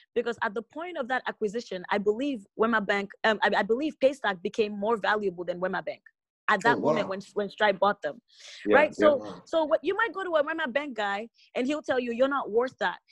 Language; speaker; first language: English; non-native, local second language; Igbo